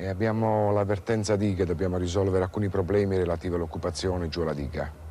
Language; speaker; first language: Italian; native; Italian